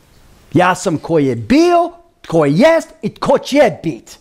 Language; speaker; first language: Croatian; early bilingual, heritage; Croatian